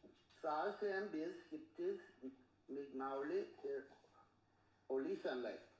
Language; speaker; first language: Icelandic; non-native, learner; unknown